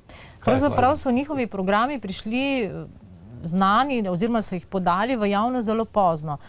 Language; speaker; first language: Slovenian; native; Slovenian